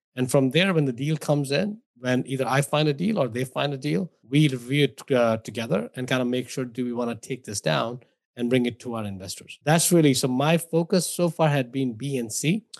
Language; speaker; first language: English; non-native, local second language; Hindi